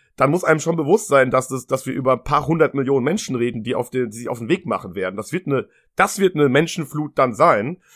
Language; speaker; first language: German; native; German